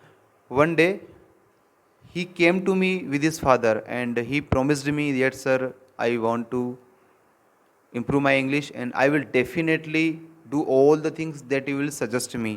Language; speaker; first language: English; non-native, local second language; Hindi